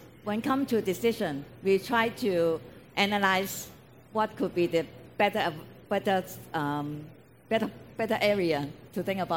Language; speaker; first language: English; non-native, local second language; Cantonese